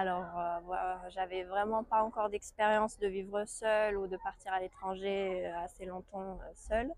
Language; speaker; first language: French; non-native, fluent; German